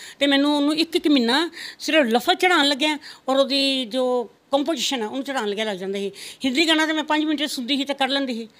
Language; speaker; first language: Punjabi; non-native, local second language; Rajasthani